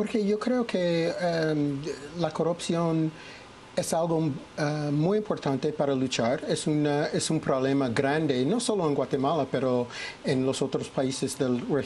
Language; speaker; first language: Spanish; non-native, fluent; English